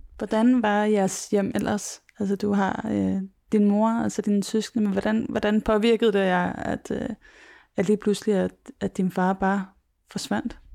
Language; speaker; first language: Danish; native; Danish